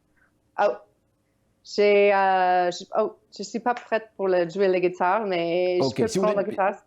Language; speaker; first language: French; non-native, learner; Ukrainian